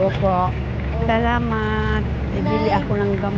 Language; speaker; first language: Filipino; non-native, local second language; Waray